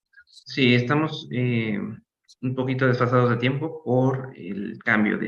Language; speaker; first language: Spanish; native; Spanish